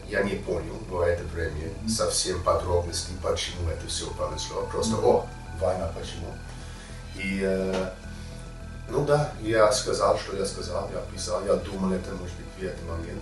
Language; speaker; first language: Russian; non-native, learner; English